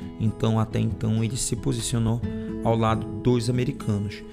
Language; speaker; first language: Portuguese; native; Portuguese